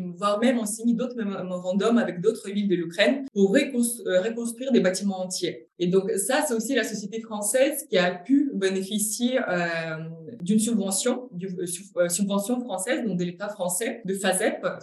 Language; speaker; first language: French; non-native, fluent; Ukrainian